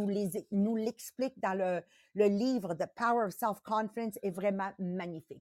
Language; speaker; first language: French; native; French